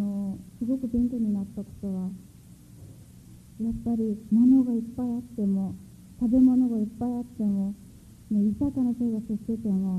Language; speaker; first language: Japanese; non-native, fluent; Mongolian